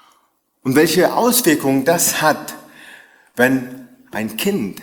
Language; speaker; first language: German; native; German